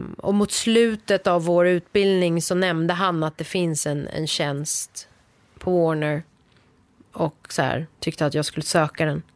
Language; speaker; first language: Swedish; early bilingual, other home language; Persian